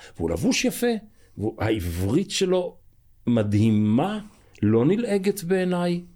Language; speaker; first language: Hebrew; native; Hebrew